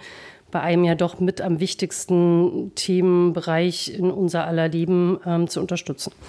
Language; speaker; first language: German; native; German